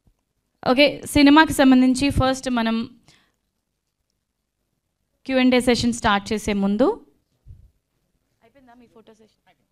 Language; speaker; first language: Telugu; native; Telugu